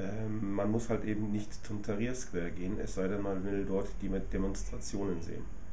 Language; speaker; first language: German; native; German